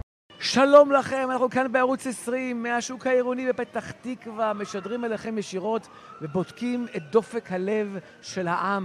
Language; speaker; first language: Hebrew; native; Hebrew